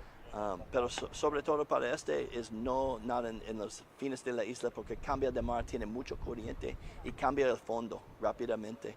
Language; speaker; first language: Spanish; non-native, learner; English